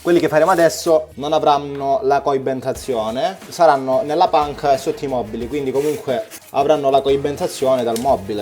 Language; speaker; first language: Italian; native; Italian